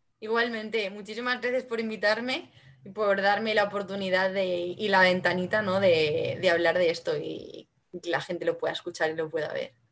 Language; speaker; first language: Spanish; non-native, local second language; Catalan